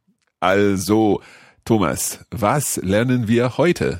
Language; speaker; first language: German; non-native, learner; English